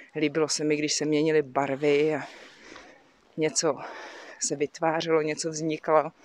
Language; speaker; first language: Czech; native; Czech